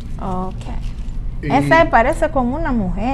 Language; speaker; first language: Spanish; non-native, learner; Haitian Creole